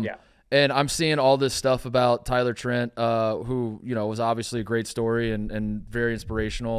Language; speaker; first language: English; native; English